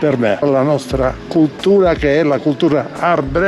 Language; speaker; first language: Italian; non-native, local second language; Albanian